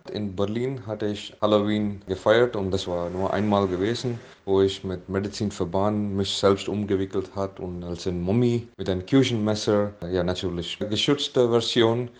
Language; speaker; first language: German; non-native, fluent; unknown